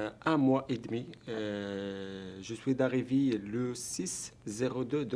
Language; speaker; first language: French; non-native, learner; Arabic